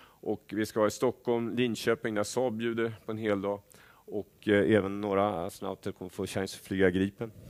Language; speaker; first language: Swedish; native; Swedish